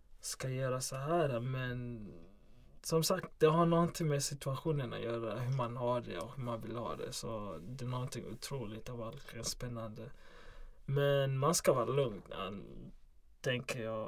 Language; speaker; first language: Swedish; non-native, local second language; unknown